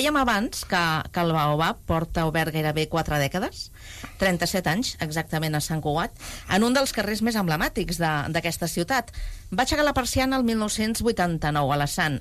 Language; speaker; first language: Catalan; native; Catalan